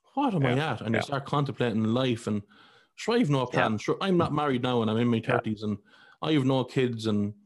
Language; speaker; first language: English; native; English